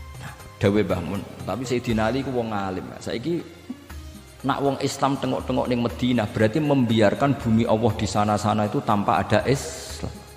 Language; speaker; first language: Indonesian; non-native, local second language; Javanese